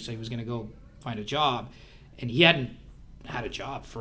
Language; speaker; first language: English; non-native, local second language; Hindi